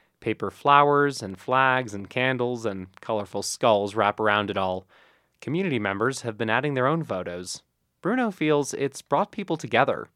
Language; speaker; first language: English; native; English